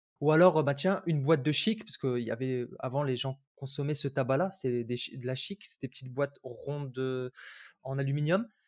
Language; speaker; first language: French; early bilingual, other home language; Arabic